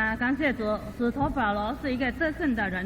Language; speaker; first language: Chinese; native; Chinese